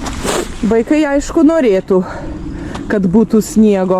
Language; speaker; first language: Lithuanian; native; Lithuanian